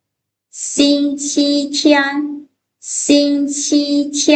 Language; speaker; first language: Chinese; non-native, fluent; Lao